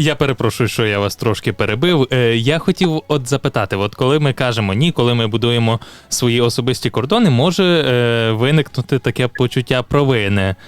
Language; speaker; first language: Ukrainian; native; Ukrainian